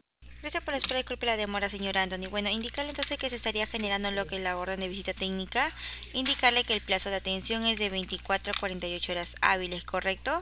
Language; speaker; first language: Spanish; native; Spanish